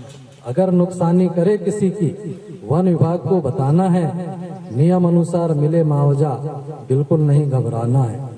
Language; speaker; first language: Hindi; native; Hindi